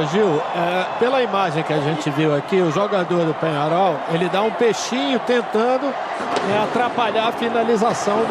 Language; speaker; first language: Portuguese; native; Portuguese